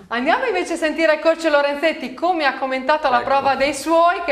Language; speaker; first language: Italian; native; Italian